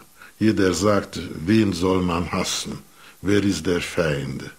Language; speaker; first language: German; non-native, fluent; Hungarian